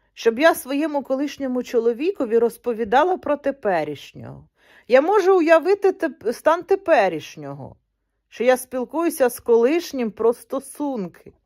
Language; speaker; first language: Ukrainian; non-native, local second language; Russian